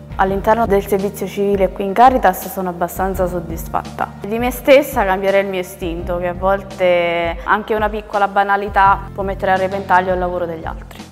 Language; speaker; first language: Italian; native; Italian